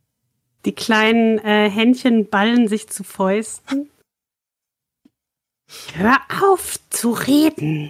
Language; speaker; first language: German; native; German